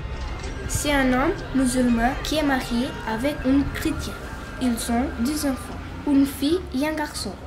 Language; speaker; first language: French; non-native, learner; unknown